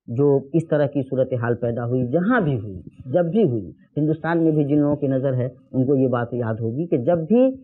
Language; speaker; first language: Urdu; native; Urdu